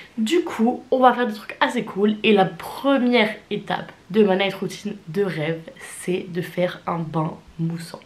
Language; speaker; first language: French; native; French